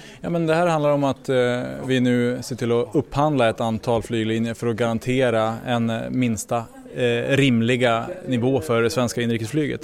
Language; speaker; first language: Swedish; native; Swedish